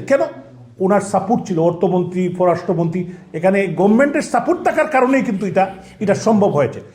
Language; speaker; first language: Bangla; native; Bangla